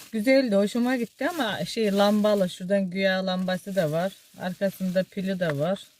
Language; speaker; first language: Turkish; native; Turkish